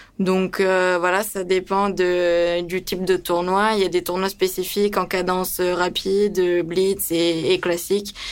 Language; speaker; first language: French; early bilingual, other home language; Romanian